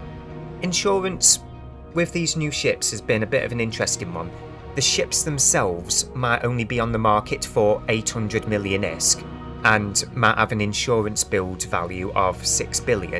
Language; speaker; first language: English; native; English